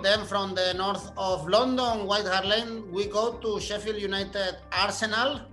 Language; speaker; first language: English; non-native, fluent; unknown